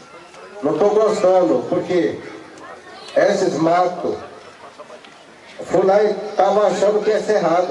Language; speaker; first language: Portuguese; non-native, local second language; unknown